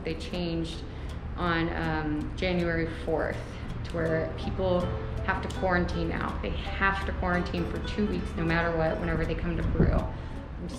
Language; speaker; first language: English; native; English